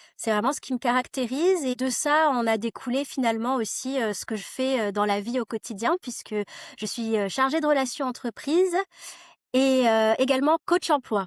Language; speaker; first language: French; non-native, local second language; Malagasy